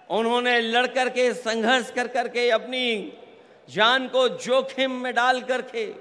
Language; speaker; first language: Hindi; native; Hindi